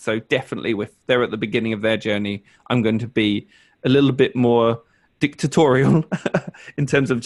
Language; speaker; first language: English; native; English